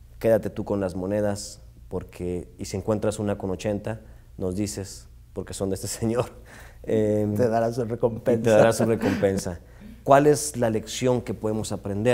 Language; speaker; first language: Spanish; native; Spanish